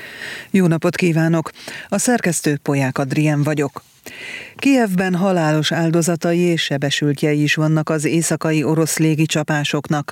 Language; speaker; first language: Hungarian; native; Hungarian